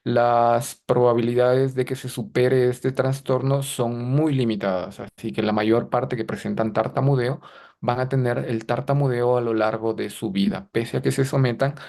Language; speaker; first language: Spanish; native; Spanish